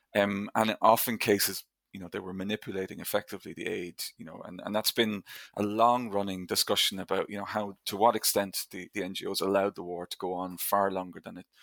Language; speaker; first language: English; native; English